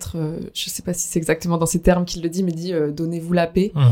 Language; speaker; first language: French; native; French